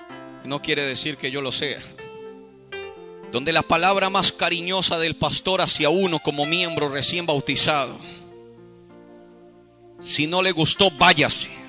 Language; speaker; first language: Spanish; native; Spanish